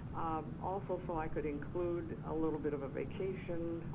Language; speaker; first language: English; native; English